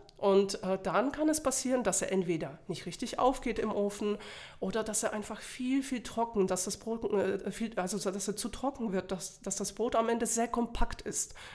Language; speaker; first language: German; non-native, fluent; Polish